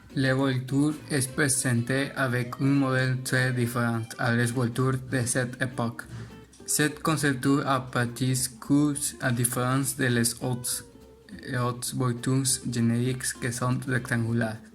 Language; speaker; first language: French; non-native, learner; Spanish